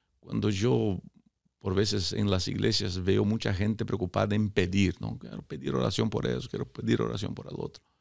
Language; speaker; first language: Spanish; early bilingual, heritage; Spanish